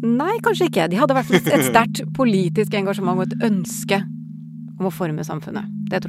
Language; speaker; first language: Norwegian; native; Norwegian